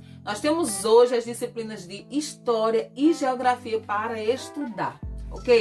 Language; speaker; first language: Portuguese; native; Portuguese